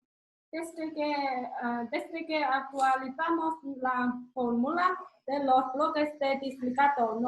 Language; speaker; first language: Spanish; non-native, learner; Chinese